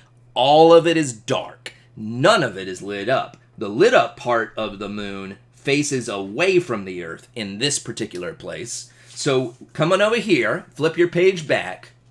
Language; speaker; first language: English; native; English